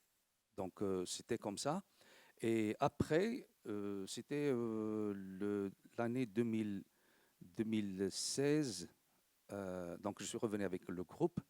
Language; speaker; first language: French; non-native, local second language; Arabic